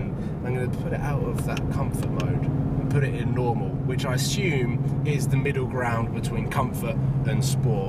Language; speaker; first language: English; native; English